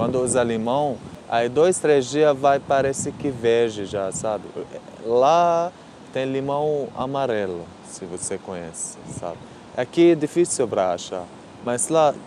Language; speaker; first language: Portuguese; non-native, learner; Arabic